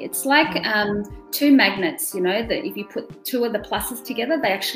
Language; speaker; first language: English; non-native, local second language; German